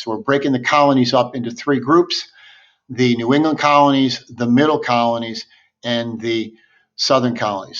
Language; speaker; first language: English; native; English